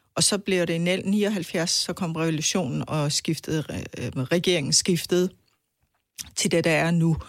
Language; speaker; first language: Danish; non-native, fluent; Persian